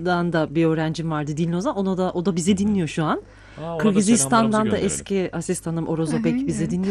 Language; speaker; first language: Turkish; native; Turkish